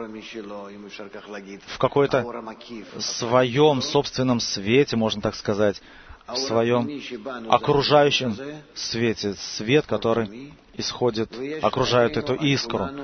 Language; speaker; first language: Russian; native; Russian